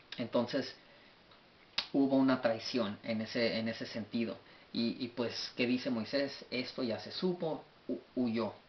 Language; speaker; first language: Spanish; early bilingual, heritage; Spanish